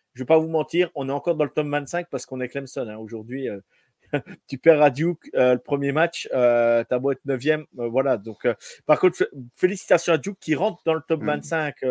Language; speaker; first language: French; native; French